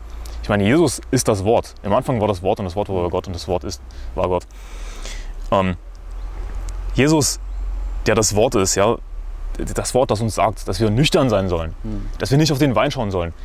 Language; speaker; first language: German; native; German